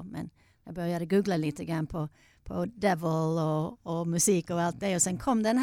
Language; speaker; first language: Swedish; non-native, fluent; English